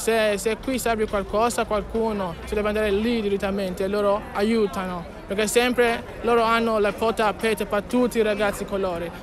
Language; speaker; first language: Italian; non-native, learner; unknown